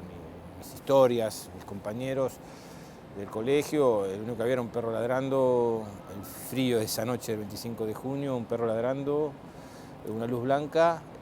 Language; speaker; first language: Spanish; native; Spanish